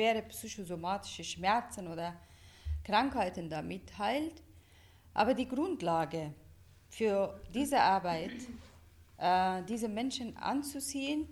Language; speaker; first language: German; non-native, fluent; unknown